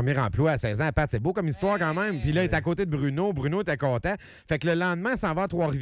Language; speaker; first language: French; native; French